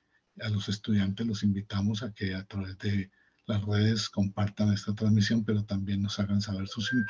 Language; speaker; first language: Spanish; native; Spanish